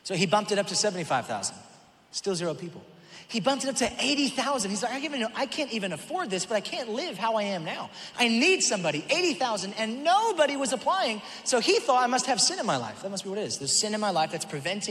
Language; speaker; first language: English; native; English